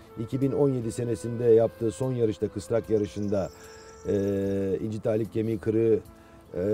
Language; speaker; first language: Turkish; native; Turkish